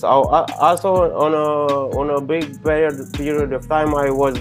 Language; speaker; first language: English; non-native, learner; Romanian